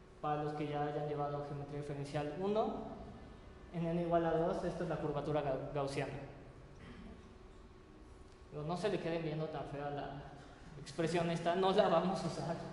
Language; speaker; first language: Spanish; native; Spanish